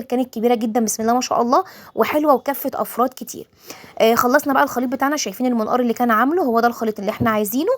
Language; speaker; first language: Arabic; native; Arabic